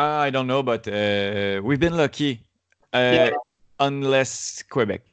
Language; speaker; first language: English; non-native, learner; French